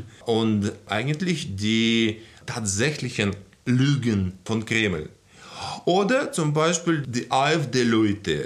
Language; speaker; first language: German; non-native, fluent; Russian